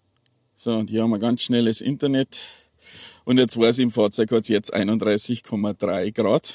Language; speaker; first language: German; native; German